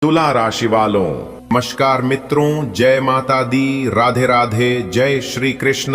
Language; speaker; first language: Hindi; native; Hindi